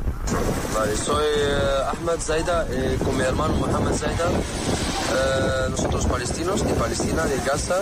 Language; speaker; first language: Spanish; non-native, learner; Arabic